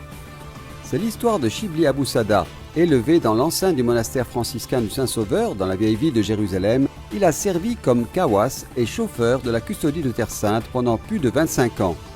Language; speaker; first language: French; native; French